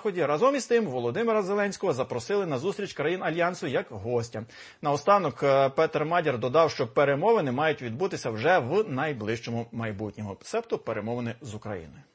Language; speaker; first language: Ukrainian; native; Ukrainian